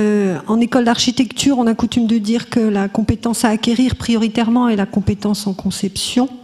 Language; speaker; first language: French; native; French